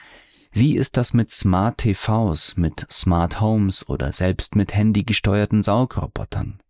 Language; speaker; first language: German; native; German